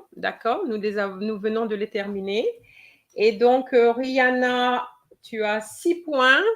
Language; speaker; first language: French; non-native, fluent; English